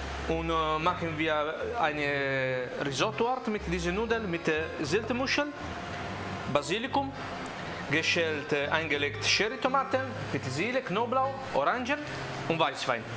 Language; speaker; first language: German; non-native, learner; Italian